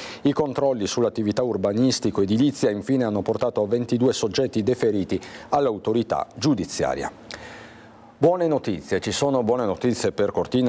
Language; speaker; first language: Italian; native; Italian